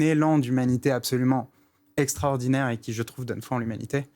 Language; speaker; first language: French; native; French